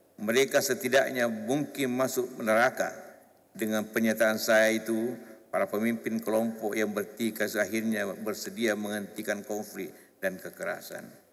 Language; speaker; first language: Indonesian; non-native, local second language; Buginese